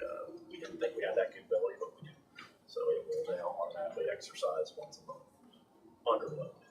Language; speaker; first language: English; native; English